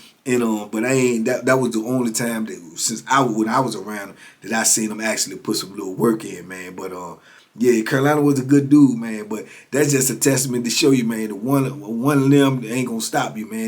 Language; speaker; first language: English; native; English